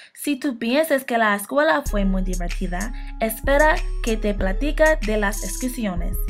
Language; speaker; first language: Spanish; non-native, learner; English